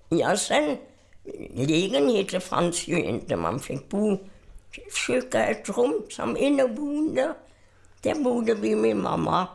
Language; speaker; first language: Swedish; non-native, fluent; German